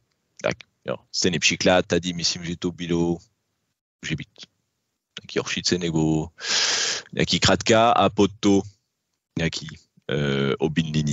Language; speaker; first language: Czech; non-native, learner; French